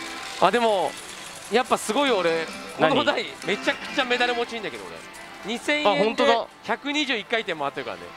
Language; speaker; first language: Japanese; native; Japanese